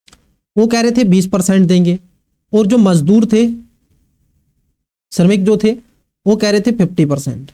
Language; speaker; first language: Hindi; native; Hindi